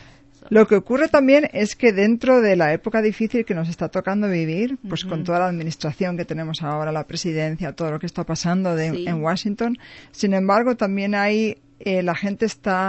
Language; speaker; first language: Spanish; native; Spanish